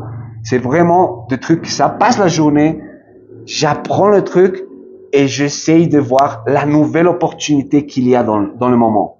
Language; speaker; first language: French; non-native, fluent; Spanish